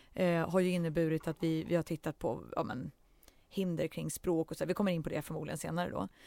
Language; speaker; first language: Swedish; early bilingual, other home language; Central Kurdish